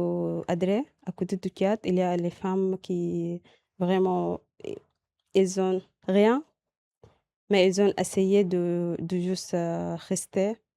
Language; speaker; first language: French; non-native, learner; Arabic